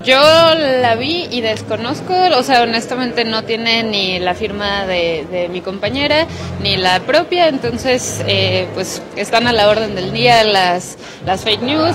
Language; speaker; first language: Spanish; native; Spanish